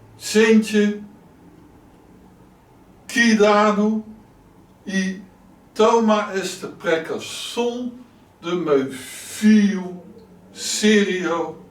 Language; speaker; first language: Portuguese; non-native, learner; Dutch